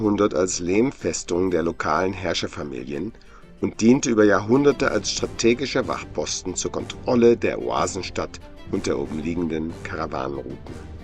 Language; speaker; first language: German; native; German